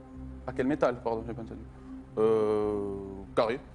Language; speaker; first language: French; native; French